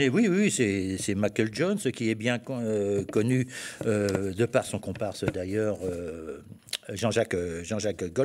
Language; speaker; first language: French; native; French